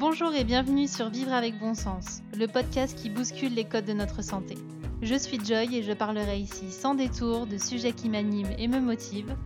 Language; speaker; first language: French; native; French